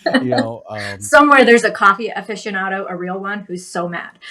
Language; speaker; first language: English; native; English